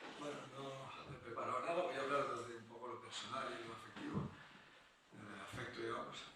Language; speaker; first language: Spanish; early bilingual, heritage; Spanish